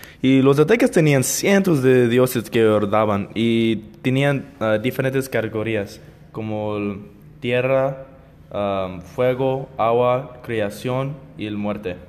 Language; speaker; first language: Spanish; non-native, learner; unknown